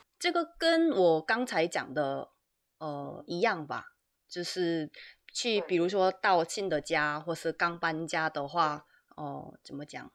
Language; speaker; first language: Chinese; non-native, fluent; Korean